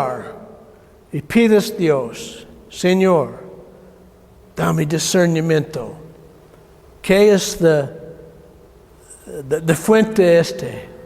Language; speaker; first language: Spanish; non-native, learner; English